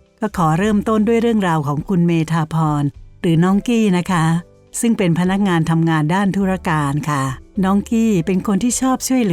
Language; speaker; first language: Thai; native; Thai